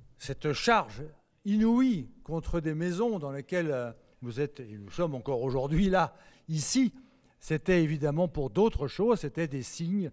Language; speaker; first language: French; native; French